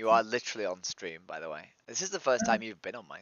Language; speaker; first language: English; native; English